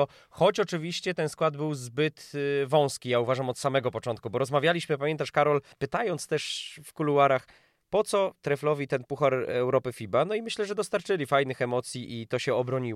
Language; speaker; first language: Polish; native; Polish